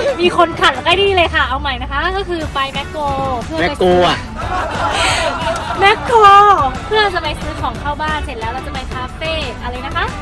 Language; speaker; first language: Thai; native; Thai